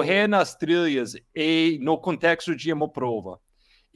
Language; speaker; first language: Portuguese; non-native, learner; English